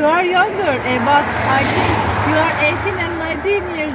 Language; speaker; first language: English; non-native, learner; Turkish